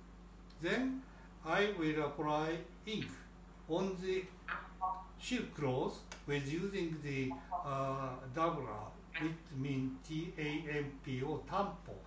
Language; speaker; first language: English; non-native, learner; Japanese